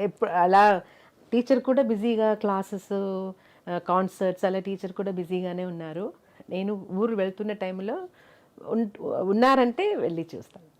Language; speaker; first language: Telugu; non-native, local second language; Malayalam